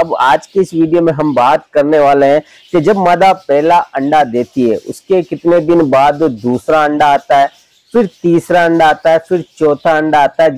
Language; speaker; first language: Hindi; native; Hindi